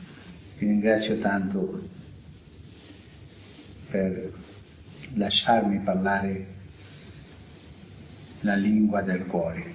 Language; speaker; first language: Italian; non-native, fluent; Spanish